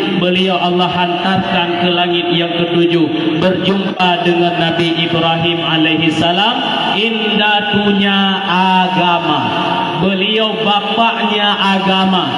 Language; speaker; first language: Malay; non-native, local second language; Achinese